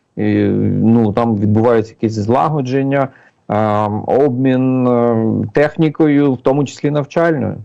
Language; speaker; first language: Ukrainian; native; Ukrainian